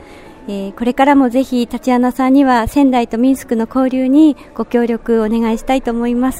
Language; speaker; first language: Japanese; native; Japanese